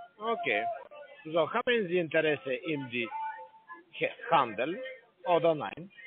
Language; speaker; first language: German; non-native, learner; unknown